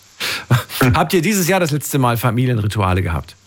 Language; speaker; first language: German; native; German